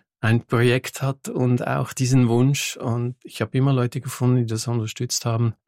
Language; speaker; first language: German; non-native, local second language; French